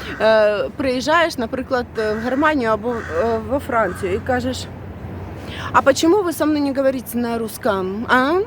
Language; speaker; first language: Ukrainian; non-native, local second language; Russian